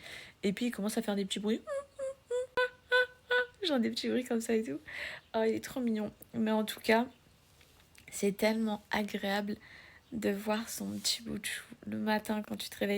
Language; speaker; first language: French; native; French